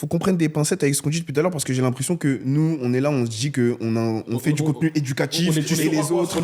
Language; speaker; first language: French; native; French